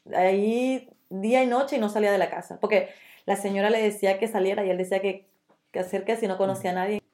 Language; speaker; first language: Spanish; native; Spanish